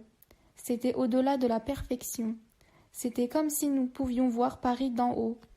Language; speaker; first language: French; non-native, learner; Turkish